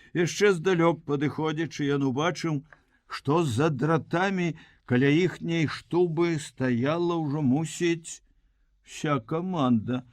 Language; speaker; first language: Belarusian; native; Belarusian